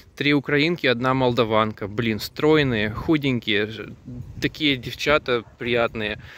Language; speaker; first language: Russian; native; Russian